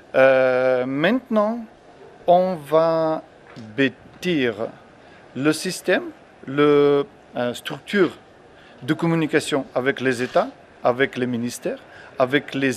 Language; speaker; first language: French; non-native, learner; Ukrainian